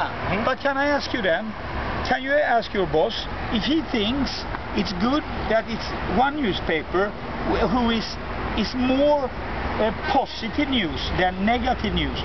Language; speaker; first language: English; non-native, fluent; Swedish